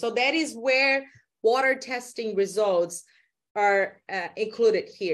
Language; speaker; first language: English; non-native, fluent; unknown